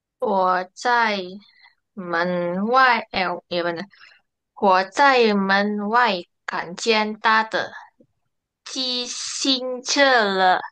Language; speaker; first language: Chinese; non-native, learner; Indonesian